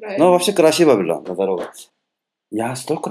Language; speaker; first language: Russian; non-native, learner; Korean